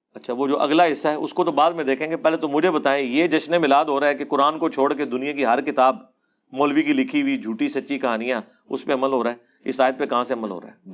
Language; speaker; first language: Urdu; non-native, local second language; Punjabi